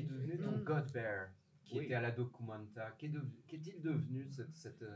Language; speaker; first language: French; native; French